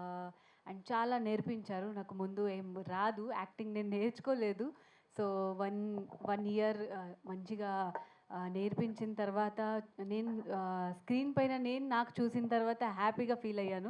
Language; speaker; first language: Telugu; non-native, fluent; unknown